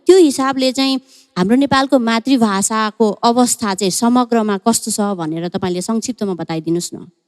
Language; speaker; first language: Nepali; non-native, local second language; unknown